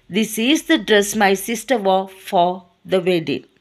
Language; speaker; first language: English; non-native, local second language; Sinhala